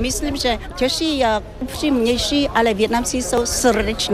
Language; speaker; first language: Czech; non-native, fluent; Vietnamese